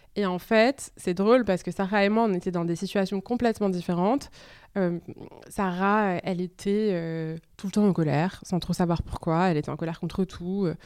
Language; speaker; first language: French; native; French